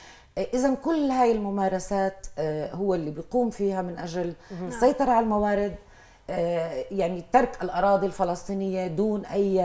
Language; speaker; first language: Arabic; native; Arabic